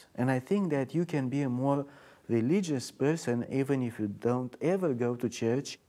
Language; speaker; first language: English; non-native, fluent; Romanian